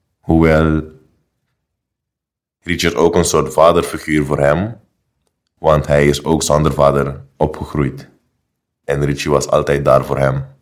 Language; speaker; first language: Dutch; non-native, local second language; Papiamento